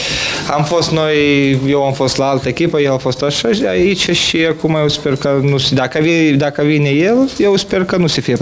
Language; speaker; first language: Romanian; non-native, learner; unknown